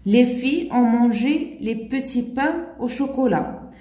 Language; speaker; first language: French; non-native, local second language; Arabic